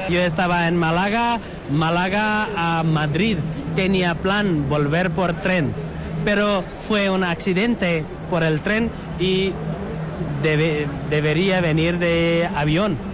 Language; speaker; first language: Spanish; non-native, learner; Nepali